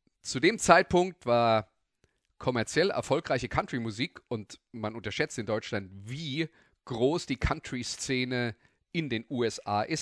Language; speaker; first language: German; native; German